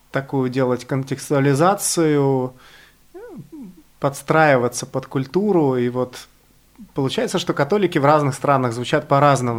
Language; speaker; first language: Russian; native; Russian